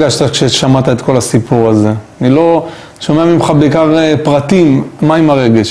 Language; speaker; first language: Hebrew; native; Hebrew